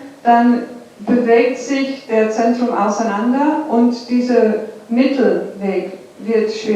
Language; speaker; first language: German; non-native, fluent; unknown